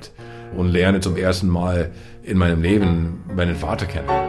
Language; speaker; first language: German; non-native, fluent; English